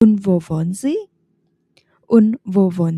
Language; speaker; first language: German; non-native, fluent; Indonesian